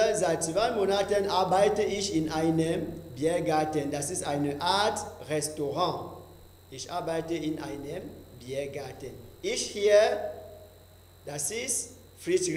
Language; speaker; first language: German; non-native, fluent; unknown